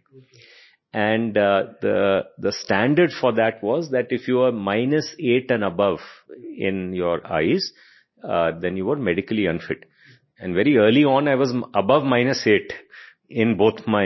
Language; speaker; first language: English; non-native, local second language; Hindi